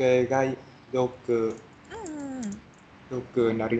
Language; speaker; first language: Japanese; non-native, learner; Vietnamese